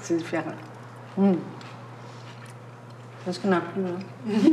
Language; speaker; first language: French; non-native, fluent; Portuguese